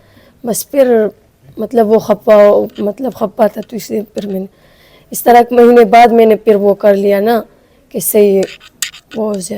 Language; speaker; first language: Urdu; non-native, local second language; Pashto